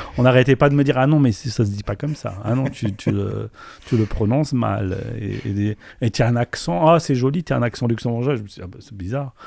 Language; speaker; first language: French; non-native, local second language; Polish